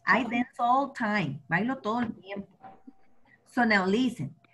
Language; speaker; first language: Spanish; native; Spanish